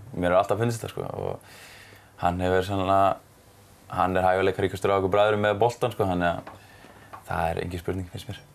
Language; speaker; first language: Icelandic; native; Icelandic